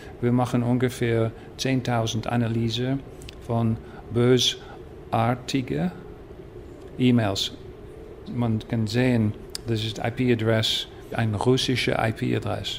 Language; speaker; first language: German; non-native, learner; Dutch